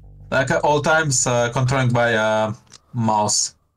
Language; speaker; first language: English; non-native, learner; Russian